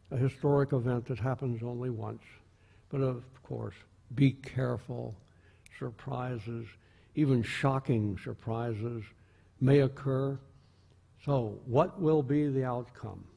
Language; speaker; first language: English; native; English